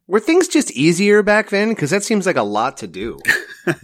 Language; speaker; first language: English; native; English